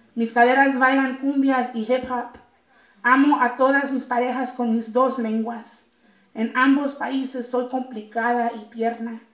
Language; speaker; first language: Spanish; early bilingual, heritage; Spanish